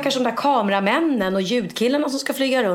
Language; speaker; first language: Swedish; native; Swedish